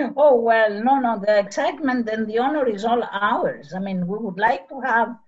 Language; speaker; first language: English; non-native, fluent; Greek